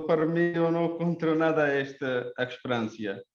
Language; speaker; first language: Portuguese; non-native, learner; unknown